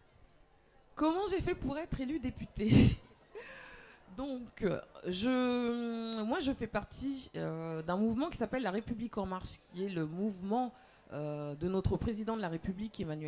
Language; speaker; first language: French; native; French